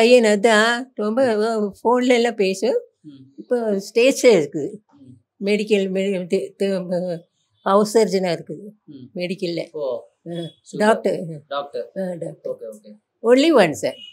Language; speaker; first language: Tamil; non-native, learner; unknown